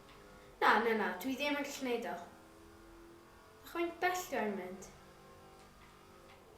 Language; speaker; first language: Welsh; non-native, local second language; English